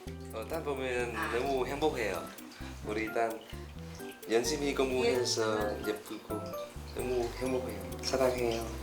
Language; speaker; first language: Korean; non-native, learner; Vietnamese